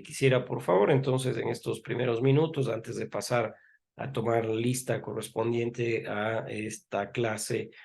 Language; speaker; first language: Spanish; native; Spanish